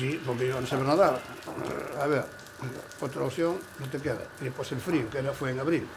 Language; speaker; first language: Spanish; native; Spanish